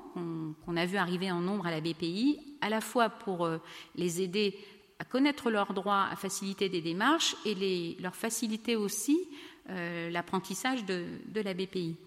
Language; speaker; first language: French; native; French